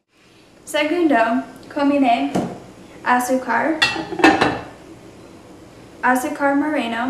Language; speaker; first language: Spanish; non-native, learner; English